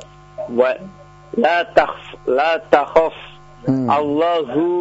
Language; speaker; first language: Arabic; non-native, learner; Indonesian